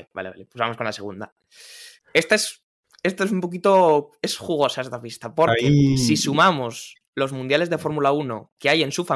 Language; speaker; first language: Spanish; native; Spanish